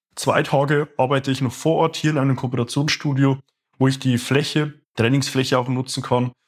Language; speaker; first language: German; native; German